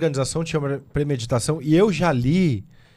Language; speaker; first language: Portuguese; native; Portuguese